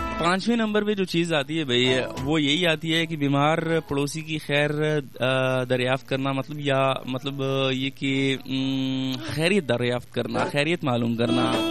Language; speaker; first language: Urdu; non-native, local second language; Pashto